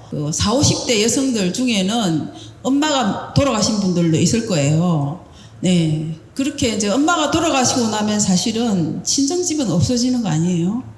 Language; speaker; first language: Korean; native; Korean